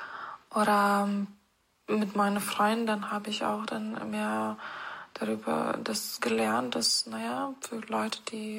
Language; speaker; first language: German; non-native, fluent; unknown